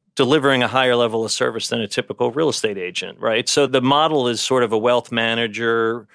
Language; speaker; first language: English; native; English